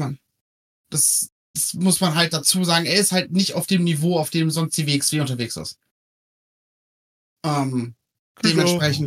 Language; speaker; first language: German; native; German